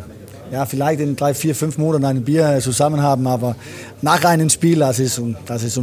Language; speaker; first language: German; non-native, learner; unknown